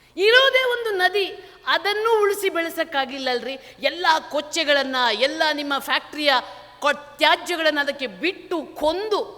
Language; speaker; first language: Kannada; non-native, local second language; Tulu